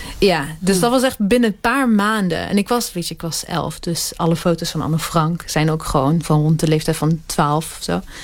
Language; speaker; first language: Dutch; early bilingual, other home language; Hebrew